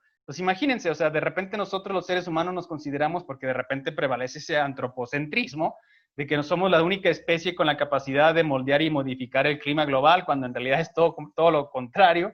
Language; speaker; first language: Spanish; native; Spanish